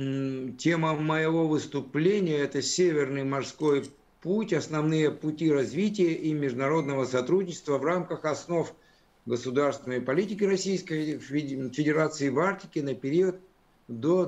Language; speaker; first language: Russian; native; Russian